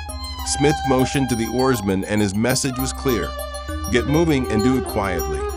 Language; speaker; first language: English; native; English